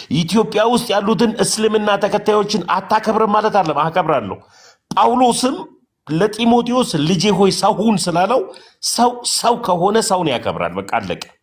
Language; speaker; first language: Amharic; non-native, local second language; Oromo